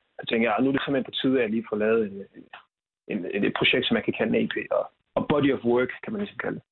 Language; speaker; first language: Danish; early bilingual, other home language; Swahili